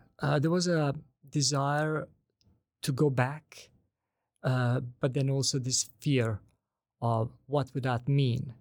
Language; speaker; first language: English; non-native, fluent; Bosnian